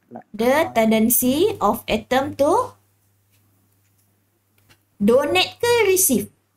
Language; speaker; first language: English; non-native, local second language; Malay